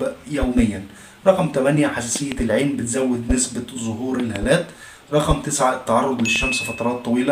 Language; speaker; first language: Arabic; native; Arabic